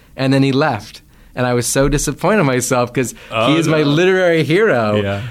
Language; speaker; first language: English; native; English